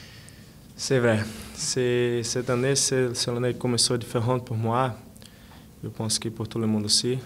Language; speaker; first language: French; non-native, learner; Portuguese